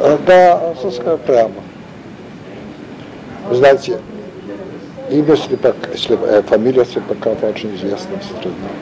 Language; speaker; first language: Russian; non-native, learner; Hebrew